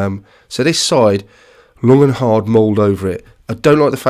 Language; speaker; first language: English; native; English